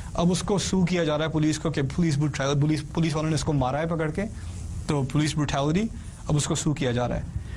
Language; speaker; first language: Urdu; early bilingual, heritage; Urdu